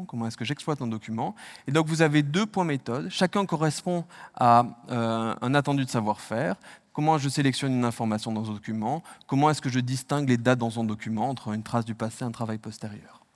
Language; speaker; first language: French; native; French